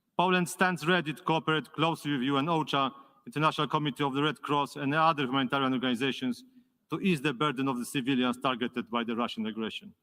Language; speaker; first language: English; non-native, fluent; Polish